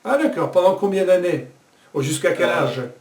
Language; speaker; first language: French; non-native, fluent; English